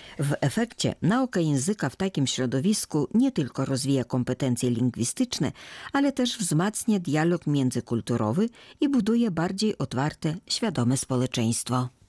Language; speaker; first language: Polish; native; Polish